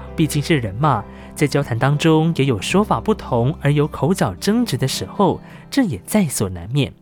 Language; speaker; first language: Chinese; non-native, local second language; Amis